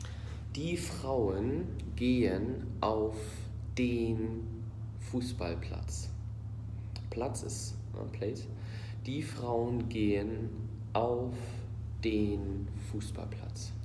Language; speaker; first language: German; non-native, fluent; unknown